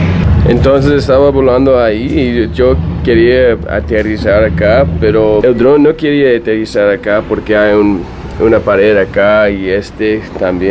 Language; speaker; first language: Spanish; non-native, fluent; English